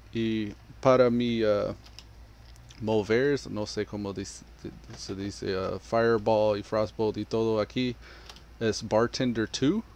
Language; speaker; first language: Spanish; non-native, learner; English